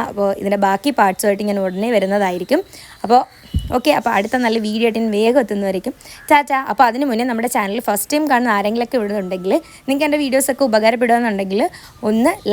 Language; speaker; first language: Malayalam; native; Malayalam